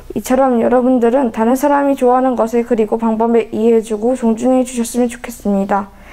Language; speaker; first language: Korean; native; Korean